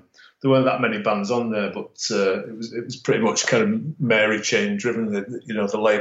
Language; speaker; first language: English; native; English